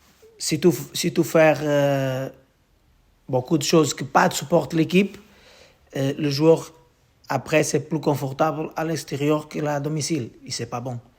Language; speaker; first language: French; non-native, learner; Portuguese